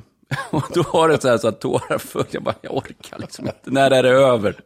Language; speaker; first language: Swedish; native; Swedish